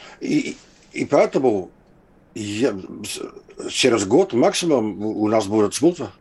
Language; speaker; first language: Russian; non-native, fluent; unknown